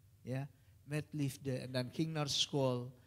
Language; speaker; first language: Dutch; non-native, learner; Indonesian